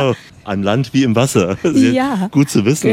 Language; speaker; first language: German; native; German